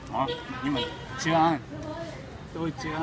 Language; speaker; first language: Vietnamese; non-native, learner; Japanese